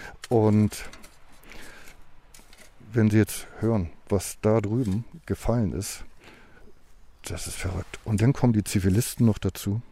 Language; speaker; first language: German; native; German